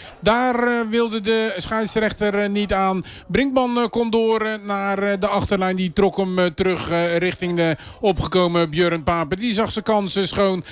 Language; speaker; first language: Dutch; native; Dutch